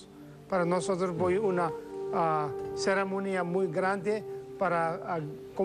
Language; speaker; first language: Spanish; non-native, learner; Tibetan